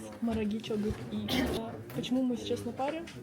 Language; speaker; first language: Russian; native; Russian